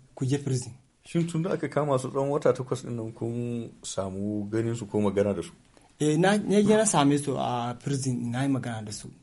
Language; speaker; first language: Hausa; non-native, local second language; Fula